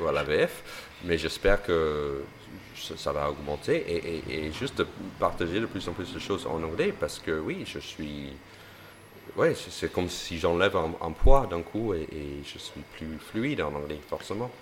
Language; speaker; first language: French; non-native, fluent; English